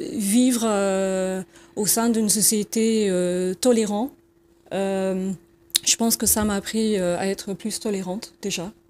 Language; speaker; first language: French; non-native, fluent; English